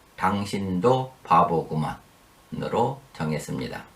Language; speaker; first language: Korean; native; Korean